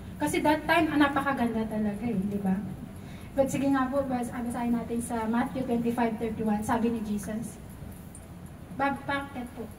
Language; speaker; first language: Filipino; non-native, local second language; Cebuano